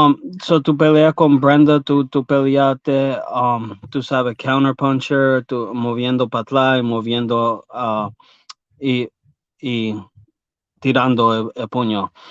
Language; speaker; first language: Spanish; early bilingual, heritage; English